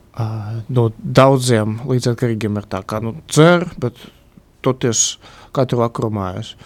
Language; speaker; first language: Latvian; non-native, local second language; Russian